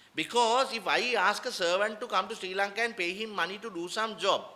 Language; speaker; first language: English; non-native, local second language; Sinhala